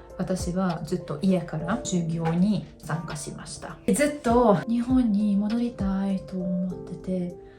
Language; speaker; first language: Japanese; non-native, fluent; Hungarian